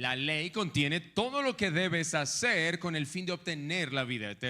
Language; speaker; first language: Spanish; native; Spanish